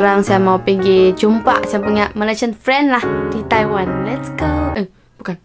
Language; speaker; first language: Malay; non-native, local second language; Chinese